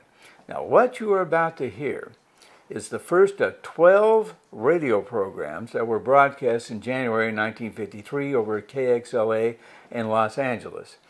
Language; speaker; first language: English; native; English